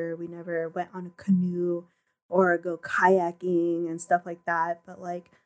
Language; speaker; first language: English; early bilingual, other home language; Filipino